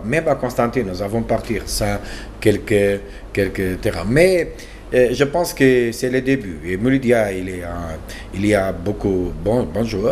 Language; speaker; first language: French; non-native, learner; Portuguese